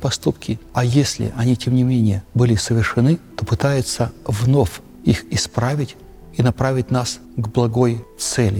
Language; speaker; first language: Russian; native; Russian